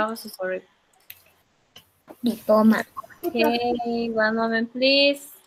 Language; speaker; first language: English; non-native, learner; Spanish